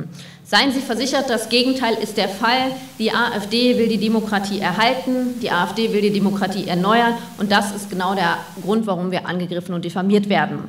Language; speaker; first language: German; native; German